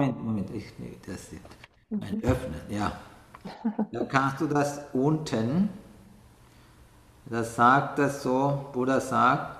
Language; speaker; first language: German; non-native, fluent; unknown